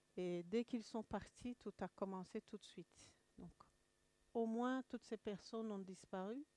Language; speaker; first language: French; non-native, local second language; Kinyarwanda